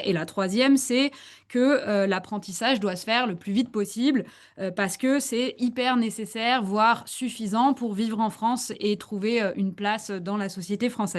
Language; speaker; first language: French; native; French